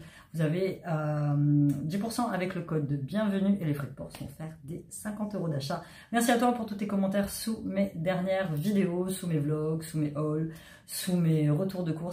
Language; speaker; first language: French; native; French